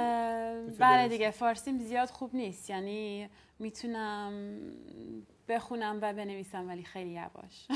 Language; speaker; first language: Persian; early bilingual, heritage; Persian